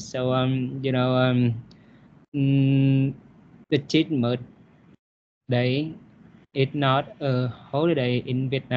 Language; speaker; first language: English; non-native, learner; Vietnamese